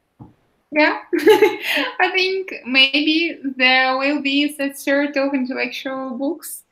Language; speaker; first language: English; non-native, fluent; Russian